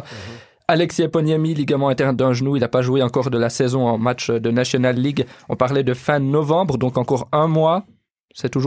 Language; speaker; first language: French; native; French